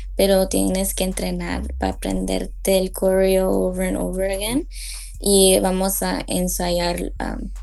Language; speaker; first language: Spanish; early bilingual, heritage; Spanish